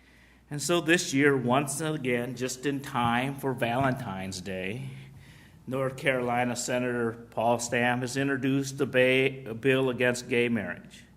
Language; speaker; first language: English; native; English